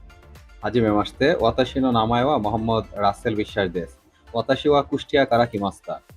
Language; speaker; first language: Japanese; non-native, learner; Bangla